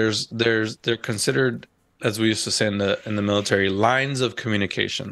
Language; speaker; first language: English; native; English